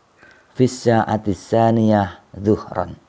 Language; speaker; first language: Arabic; non-native, learner; Indonesian